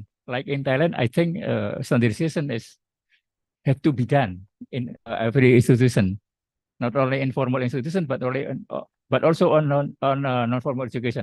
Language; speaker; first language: English; non-native, learner; Indonesian